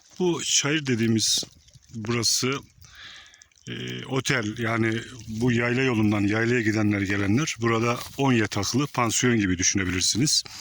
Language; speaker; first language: Turkish; native; Turkish